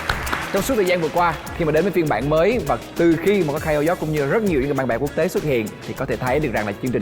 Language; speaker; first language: Vietnamese; native; Vietnamese